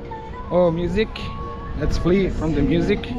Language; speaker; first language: English; non-native, fluent; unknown